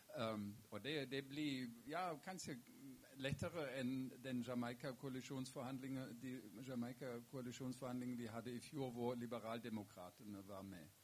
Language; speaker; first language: Norwegian; non-native, fluent; German